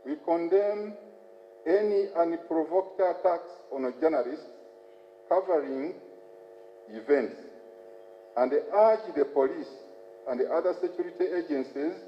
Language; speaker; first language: English; non-native, local second language; Ganda